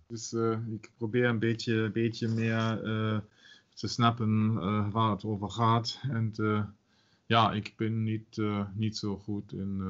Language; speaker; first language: Dutch; non-native, learner; German